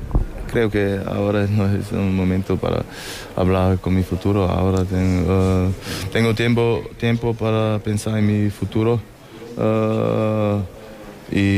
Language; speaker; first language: Spanish; non-native, fluent; German